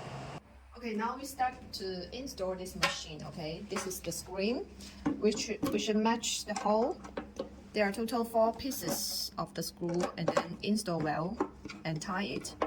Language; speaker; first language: English; non-native, learner; Chinese